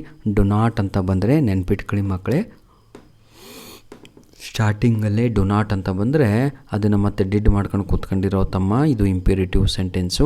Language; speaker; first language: Kannada; native; Kannada